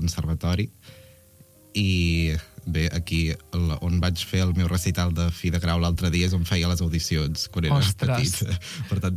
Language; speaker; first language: Catalan; native; Catalan